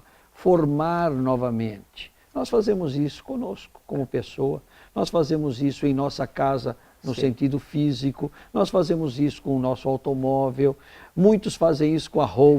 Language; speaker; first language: Portuguese; native; Portuguese